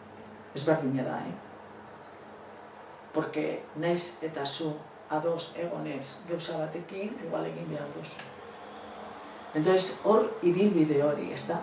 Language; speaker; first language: Basque; non-native, local second language; Spanish